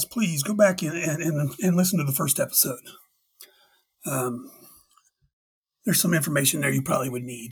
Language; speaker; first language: English; native; English